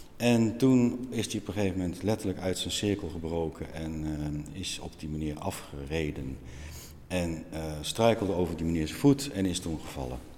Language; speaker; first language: Dutch; native; Dutch